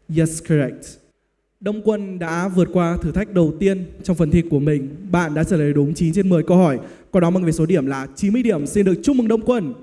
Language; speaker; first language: Vietnamese; native; Vietnamese